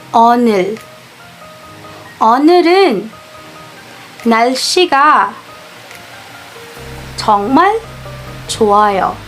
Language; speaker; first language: Korean; non-native, learner; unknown